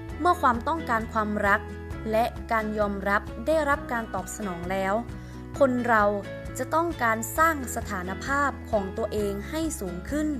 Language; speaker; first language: Thai; native; Thai